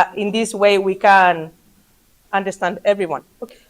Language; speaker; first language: English; non-native, fluent; Basque